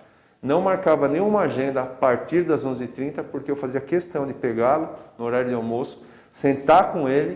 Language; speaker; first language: Portuguese; native; Portuguese